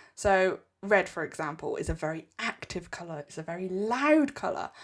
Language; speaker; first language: English; native; English